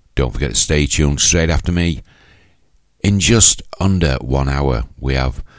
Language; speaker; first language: English; native; English